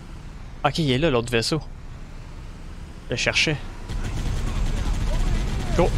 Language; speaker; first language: French; native; French